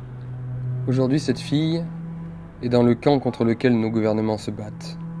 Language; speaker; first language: French; native; French